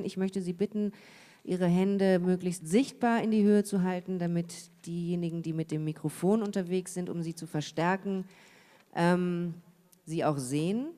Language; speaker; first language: German; native; German